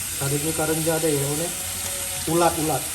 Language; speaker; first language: Turkish; non-native, learner; Indonesian